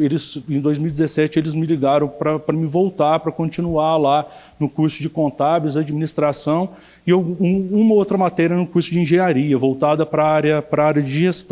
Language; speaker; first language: Portuguese; native; Portuguese